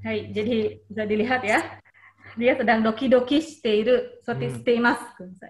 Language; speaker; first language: Indonesian; native; Indonesian